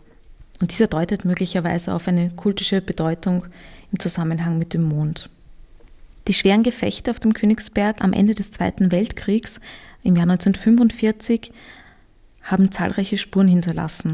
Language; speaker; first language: German; native; German